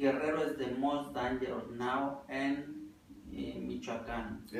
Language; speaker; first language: English; non-native, learner; Spanish